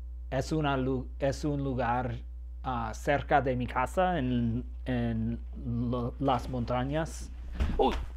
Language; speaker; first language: Spanish; non-native, learner; English